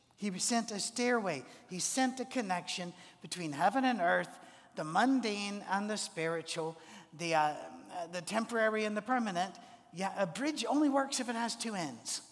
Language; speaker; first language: English; native; English